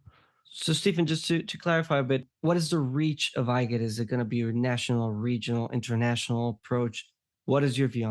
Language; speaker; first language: English; non-native, fluent; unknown